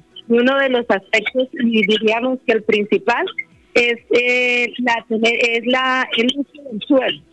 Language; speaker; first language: Spanish; native; Spanish